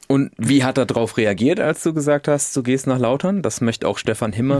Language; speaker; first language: German; native; German